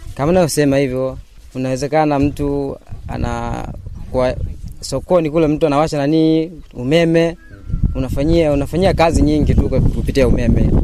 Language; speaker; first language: Swahili; non-native, local second language; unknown